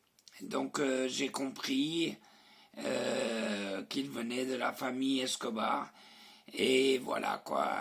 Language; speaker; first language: French; non-native, fluent; Spanish